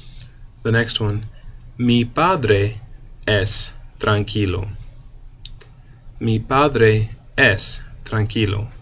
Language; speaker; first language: Spanish; non-native, fluent; English